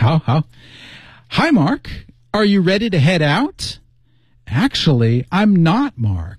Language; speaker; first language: English; native; English